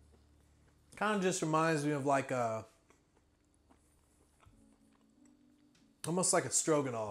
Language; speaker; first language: English; native; English